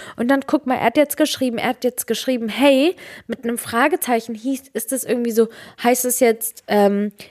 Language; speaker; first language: German; early bilingual, other home language; Serbian